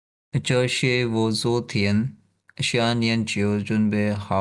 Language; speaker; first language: Chinese; non-native, learner; Urdu